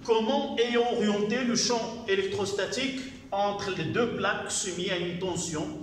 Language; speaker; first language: French; non-native, local second language; Arabic